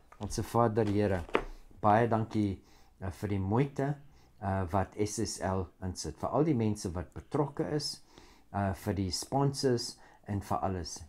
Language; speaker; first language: Afrikaans; non-native, local second language; English